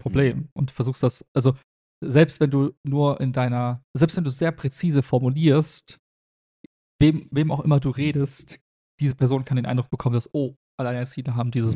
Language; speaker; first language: German; native; German